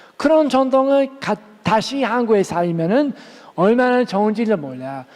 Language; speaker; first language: Korean; non-native, fluent; English